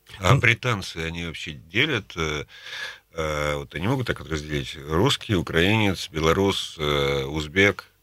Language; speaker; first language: Russian; native; Russian